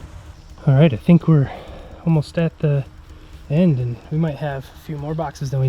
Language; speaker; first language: English; native; English